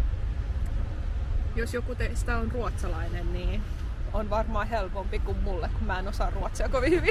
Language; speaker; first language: Finnish; native; Finnish